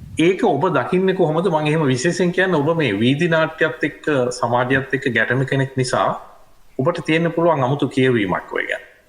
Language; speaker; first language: Sinhala; native; Sinhala